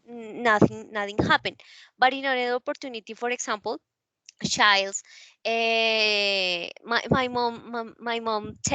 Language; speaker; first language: English; non-native, learner; Spanish